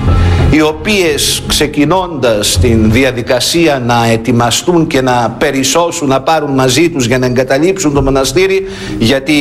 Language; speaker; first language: Greek; native; Greek